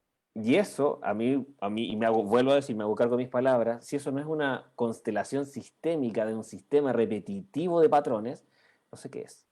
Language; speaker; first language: Spanish; native; Spanish